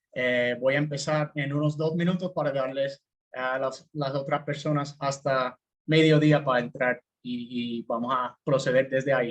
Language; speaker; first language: Spanish; non-native, fluent; English